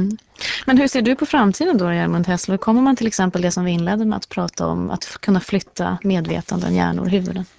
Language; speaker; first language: Swedish; native; Swedish